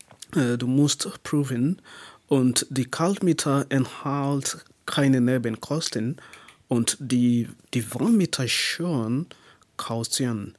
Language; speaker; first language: German; non-native, learner; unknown